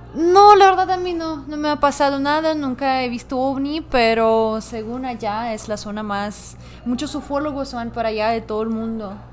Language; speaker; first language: Spanish; non-native, fluent; Russian